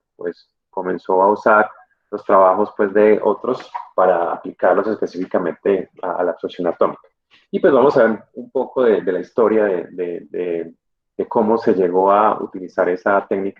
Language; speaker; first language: Spanish; native; Spanish